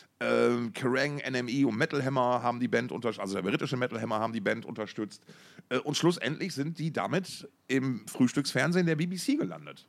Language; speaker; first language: German; native; German